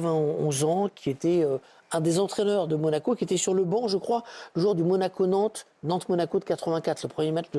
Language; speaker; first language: French; native; French